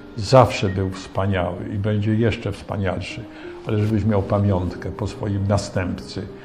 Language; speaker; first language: Polish; native; Polish